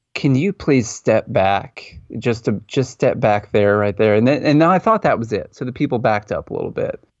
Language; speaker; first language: English; native; English